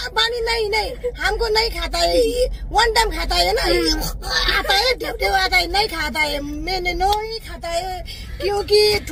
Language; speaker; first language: Hindi; non-native, learner; Nepali